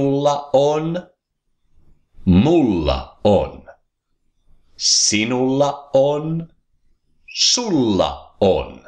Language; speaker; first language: Finnish; non-native, fluent; English